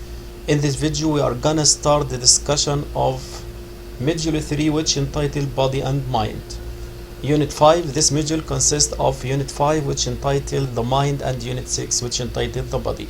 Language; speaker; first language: English; non-native, fluent; Arabic